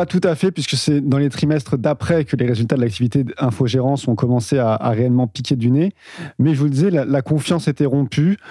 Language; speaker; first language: French; native; French